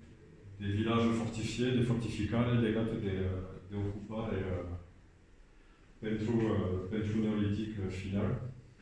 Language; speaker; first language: Romanian; non-native, learner; French